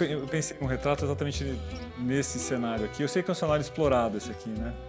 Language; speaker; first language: Portuguese; native; Portuguese